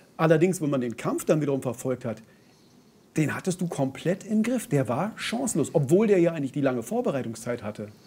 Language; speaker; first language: German; native; German